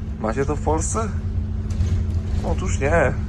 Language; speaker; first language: Polish; native; Polish